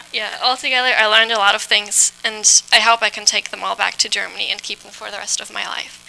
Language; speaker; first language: English; non-native, fluent; German